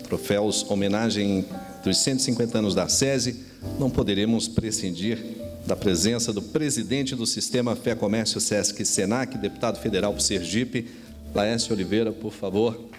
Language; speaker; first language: Portuguese; native; Portuguese